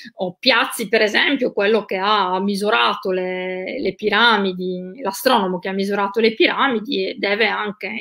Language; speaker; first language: Italian; native; Italian